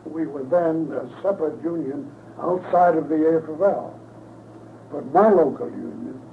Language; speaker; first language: English; native; English